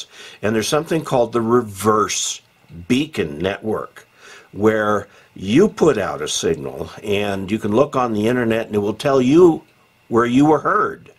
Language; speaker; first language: English; native; English